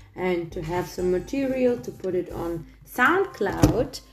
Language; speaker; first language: English; non-native, fluent; German